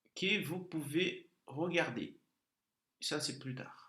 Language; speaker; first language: French; non-native, fluent; Portuguese